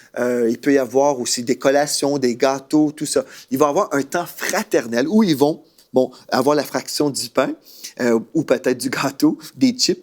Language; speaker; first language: French; native; French